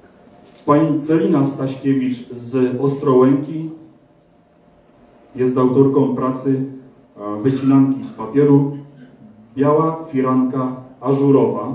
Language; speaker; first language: Polish; native; Polish